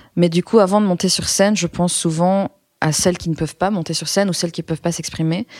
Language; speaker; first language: French; early bilingual, other home language; Persian